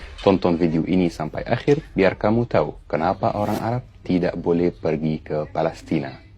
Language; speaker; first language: Indonesian; non-native, fluent; Arabic